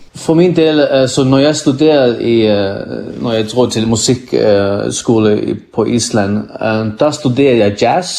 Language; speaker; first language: Danish; non-native, local second language; Faroese